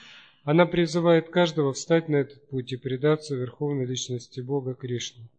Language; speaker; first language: Russian; native; Russian